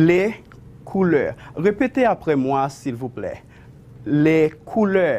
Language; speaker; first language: French; non-native, fluent; Spanish